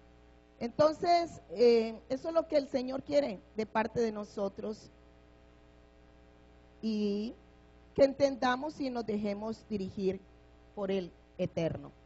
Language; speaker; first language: Spanish; native; Spanish